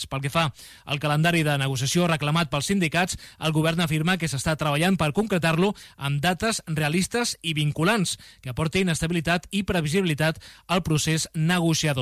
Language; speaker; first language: Catalan; native; Catalan